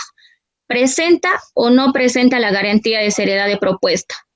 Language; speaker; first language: Spanish; native; Spanish